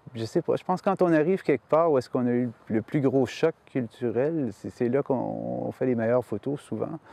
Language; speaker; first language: French; native; French